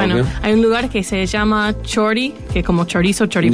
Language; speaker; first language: Spanish; non-native, fluent; English